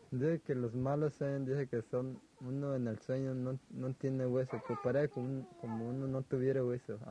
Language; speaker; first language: Spanish; non-native, local second language; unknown